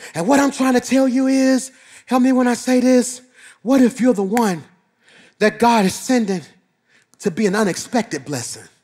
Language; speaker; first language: English; native; English